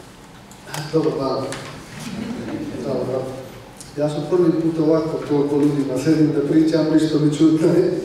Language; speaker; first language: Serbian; non-native, learner; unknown